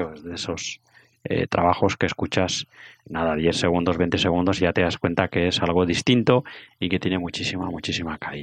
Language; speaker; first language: Spanish; native; Spanish